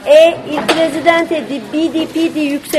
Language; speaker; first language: Italian; non-native, fluent; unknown